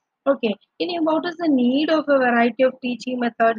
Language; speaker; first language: English; non-native, local second language; Malayalam